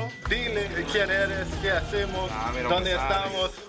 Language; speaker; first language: Spanish; non-native, learner; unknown